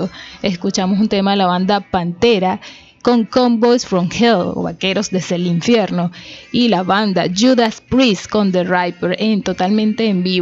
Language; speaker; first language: Spanish; native; Spanish